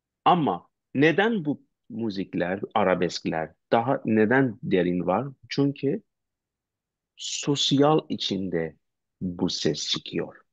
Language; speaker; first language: Turkish; non-native, learner; Persian